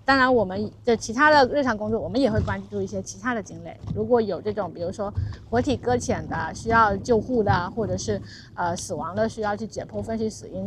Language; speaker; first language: Chinese; native; Chinese